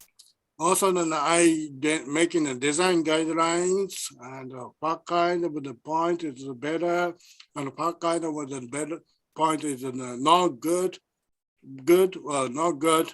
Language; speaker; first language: English; non-native, learner; Japanese